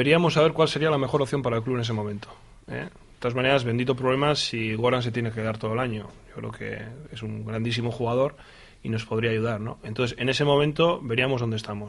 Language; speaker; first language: Spanish; native; Spanish